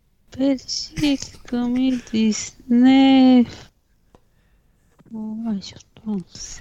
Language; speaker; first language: French; non-native, fluent; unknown